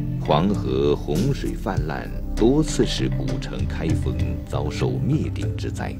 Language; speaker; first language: Chinese; native; Chinese